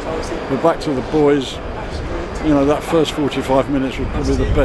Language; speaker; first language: English; native; English